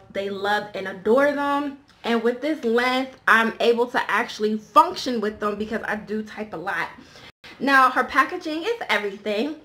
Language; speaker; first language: English; native; English